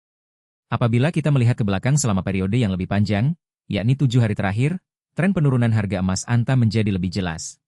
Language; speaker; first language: Indonesian; native; Indonesian